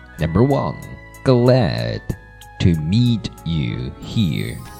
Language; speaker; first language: English; non-native, fluent; Chinese